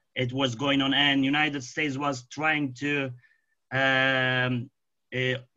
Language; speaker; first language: English; non-native, fluent; Arabic